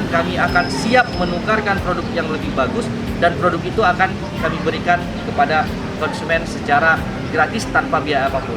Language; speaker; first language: Indonesian; native; Indonesian